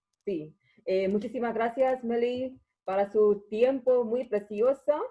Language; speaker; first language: Spanish; non-native, learner; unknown